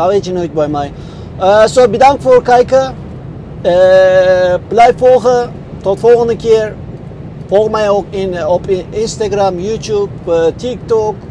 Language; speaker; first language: Dutch; non-native, fluent; Turkish